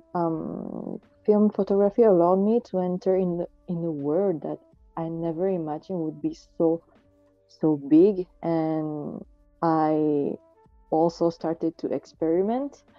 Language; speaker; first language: English; non-native, fluent; French